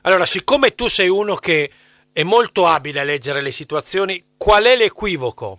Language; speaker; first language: Italian; native; Italian